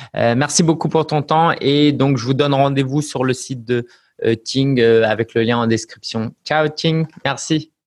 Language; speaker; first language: French; native; French